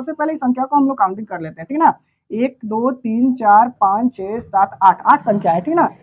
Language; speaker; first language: Hindi; native; Hindi